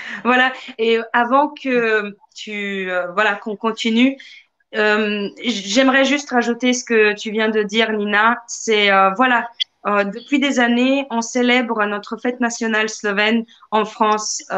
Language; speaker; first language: French; non-native, fluent; Slovenian